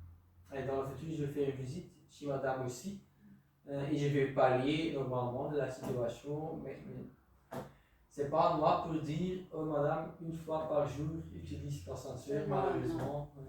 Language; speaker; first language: French; non-native, local second language; Dutch